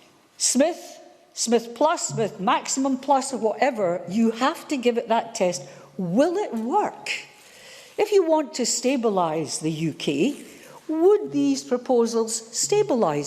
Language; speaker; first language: English; native; English